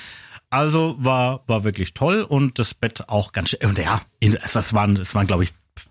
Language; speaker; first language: German; native; German